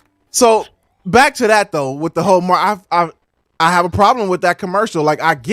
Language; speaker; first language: English; native; English